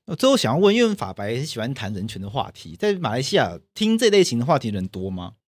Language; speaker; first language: Chinese; native; Chinese